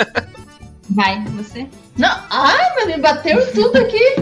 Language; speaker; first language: Portuguese; native; Portuguese